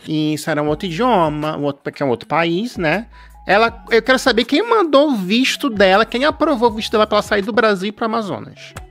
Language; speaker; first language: Portuguese; native; Portuguese